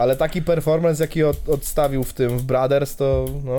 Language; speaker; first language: Polish; native; Polish